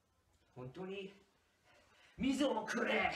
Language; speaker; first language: Japanese; non-native, learner; English